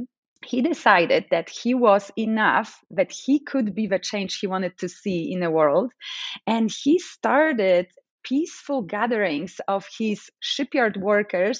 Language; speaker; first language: English; non-native, fluent; Polish